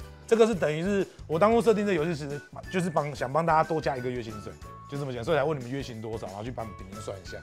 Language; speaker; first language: Chinese; native; Chinese